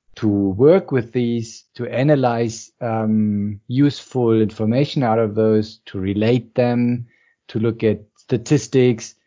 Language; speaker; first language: English; non-native, fluent; German